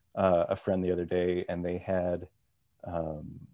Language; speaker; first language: English; native; English